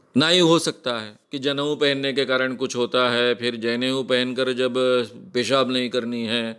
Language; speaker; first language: Hindi; non-native, local second language; Marathi